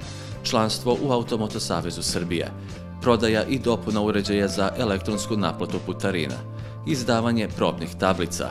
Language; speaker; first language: Serbian; native; Serbian